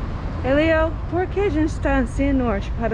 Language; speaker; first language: Portuguese; non-native, fluent; English